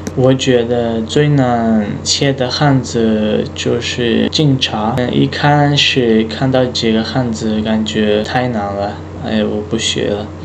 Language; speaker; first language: Chinese; non-native, learner; Tajik